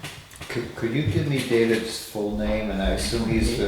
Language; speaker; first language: English; native; English